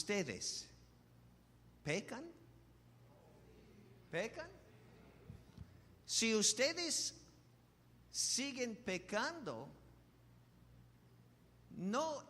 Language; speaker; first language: Spanish; non-native, fluent; English